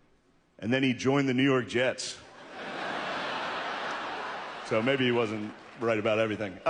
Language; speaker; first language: English; native; English